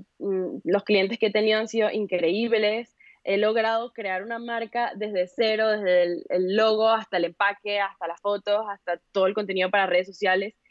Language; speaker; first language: Spanish; native; Spanish